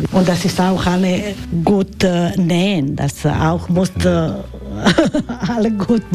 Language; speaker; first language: German; non-native, learner; Croatian